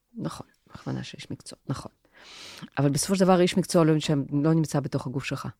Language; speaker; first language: Hebrew; native; Hebrew